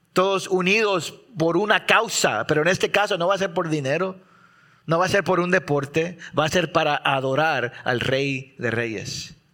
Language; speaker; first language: Spanish; early bilingual, heritage; Spanish